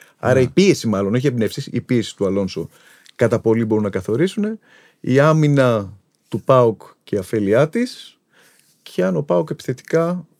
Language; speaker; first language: Greek; native; Greek